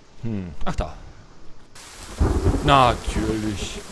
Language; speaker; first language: German; native; German